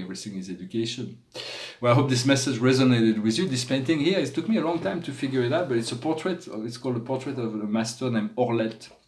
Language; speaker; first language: English; non-native, fluent; French